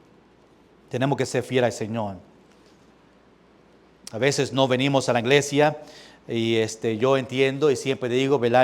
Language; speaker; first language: Spanish; early bilingual, heritage; Spanish